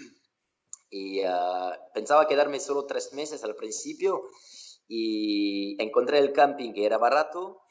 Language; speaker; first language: Spanish; non-native, fluent; French